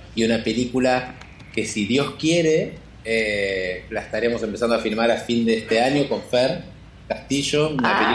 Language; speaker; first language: Spanish; native; Spanish